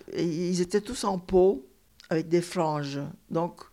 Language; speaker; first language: French; non-native, fluent; Turkish